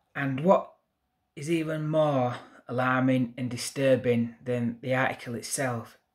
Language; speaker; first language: English; native; English